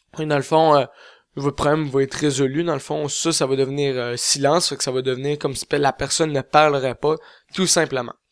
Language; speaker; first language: French; native; French